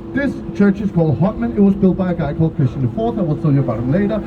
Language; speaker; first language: English; non-native, fluent; Danish